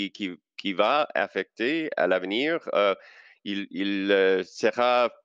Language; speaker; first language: French; non-native, local second language; English